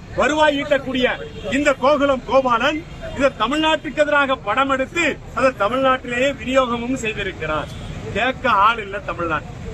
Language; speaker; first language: Tamil; native; Tamil